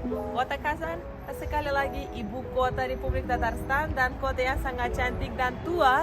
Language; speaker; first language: Indonesian; non-native, fluent; Russian